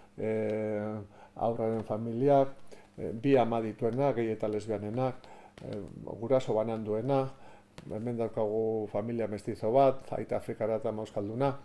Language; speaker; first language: Basque; non-native, local second language; Spanish